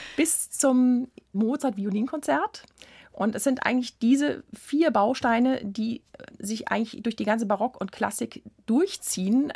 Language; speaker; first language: German; native; German